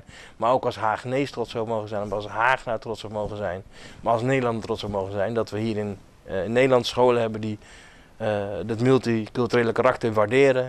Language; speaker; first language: Dutch; native; Dutch